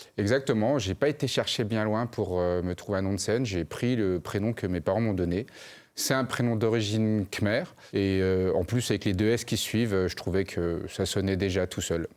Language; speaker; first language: French; early bilingual, other home language; Khmer